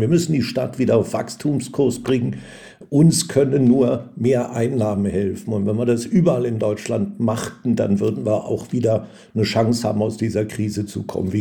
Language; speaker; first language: German; native; German